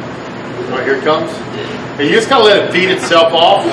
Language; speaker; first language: English; native; English